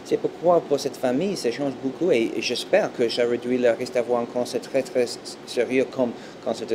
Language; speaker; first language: French; non-native, fluent; English